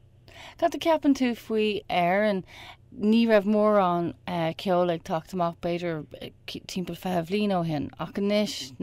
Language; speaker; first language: Irish; non-native, learner; English